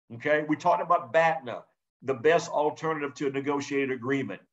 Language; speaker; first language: English; native; English